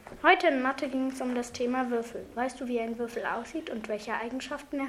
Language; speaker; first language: German; native; German